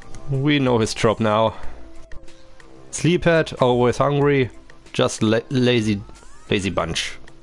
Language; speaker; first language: English; non-native, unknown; German